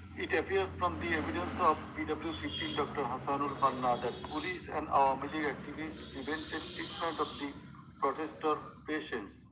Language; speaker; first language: English; non-native, local second language; Bangla